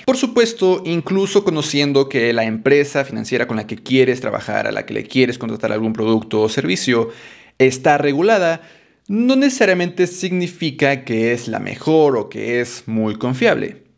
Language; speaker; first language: Spanish; native; Spanish